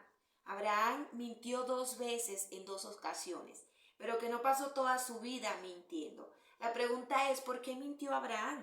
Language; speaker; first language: Spanish; native; Spanish